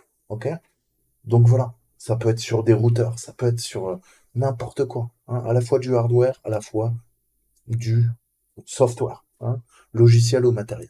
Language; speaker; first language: French; native; French